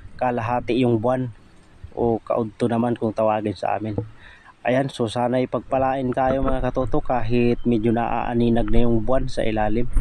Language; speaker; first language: Filipino; non-native, local second language; Masbatenyo